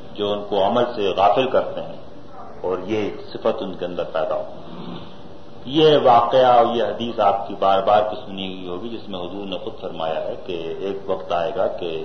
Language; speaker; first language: Urdu; native; Urdu